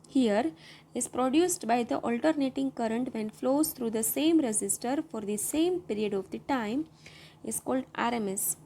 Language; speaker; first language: English; non-native, local second language; Gujarati